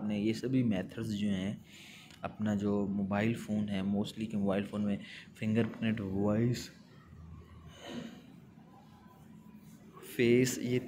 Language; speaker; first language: Hindi; non-native, local second language; Punjabi